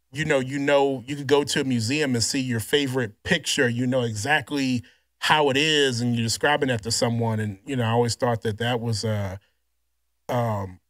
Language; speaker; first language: English; native; English